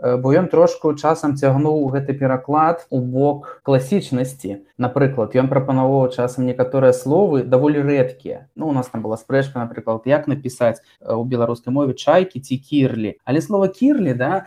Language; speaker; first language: Belarusian; native; Belarusian